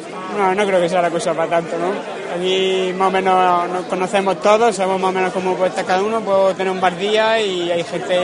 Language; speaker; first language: Spanish; native; Spanish